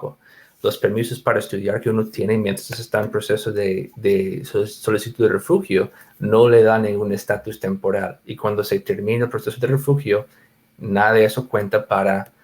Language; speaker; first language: Spanish; non-native, fluent; English